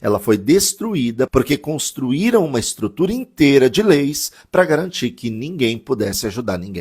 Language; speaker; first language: Portuguese; native; Portuguese